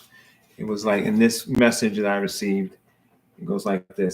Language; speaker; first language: English; native; English